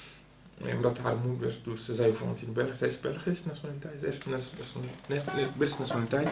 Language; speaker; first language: Dutch; non-native, local second language; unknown